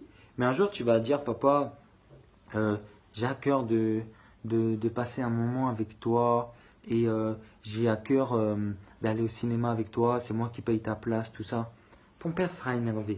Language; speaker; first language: French; native; French